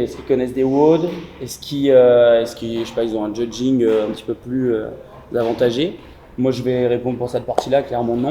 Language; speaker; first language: French; native; French